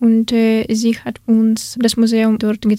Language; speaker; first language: German; non-native, learner; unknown